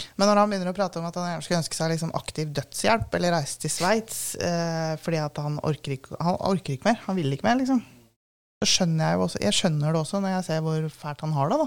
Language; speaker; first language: Norwegian; native; Norwegian